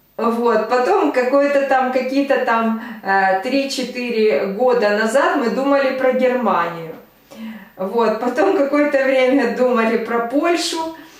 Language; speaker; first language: Russian; native; Russian